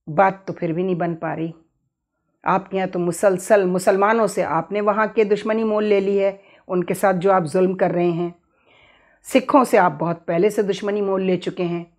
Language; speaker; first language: Urdu; native; Urdu